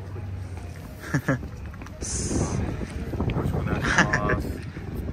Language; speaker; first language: Japanese; non-native, fluent; Korean